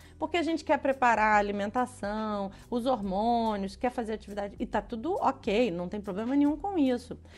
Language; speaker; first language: Portuguese; native; Portuguese